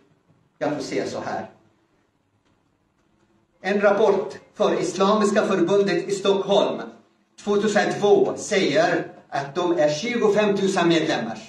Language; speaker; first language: Swedish; non-native, fluent; Arabic